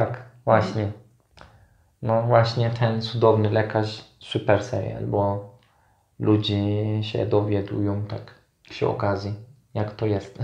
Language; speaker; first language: Polish; non-native, fluent; Turkish